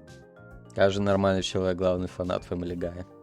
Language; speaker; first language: Russian; native; Russian